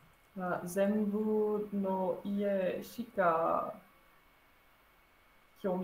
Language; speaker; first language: Japanese; non-native, learner; German